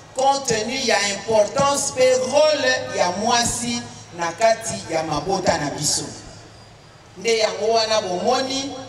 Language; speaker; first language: Lingala; native; Lingala